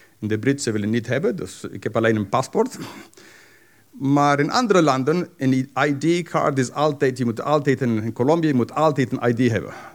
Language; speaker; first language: Dutch; non-native, fluent; English